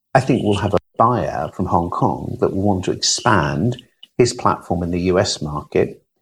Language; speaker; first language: English; native; English